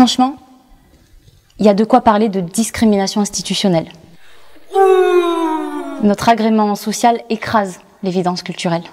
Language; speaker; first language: French; native; French